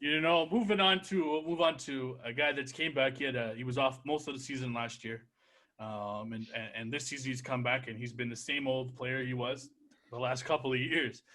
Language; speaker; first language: English; native; English